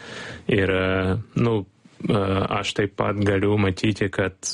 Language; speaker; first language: Lithuanian; non-native, learner; Ukrainian